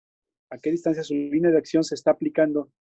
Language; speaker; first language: Spanish; native; Spanish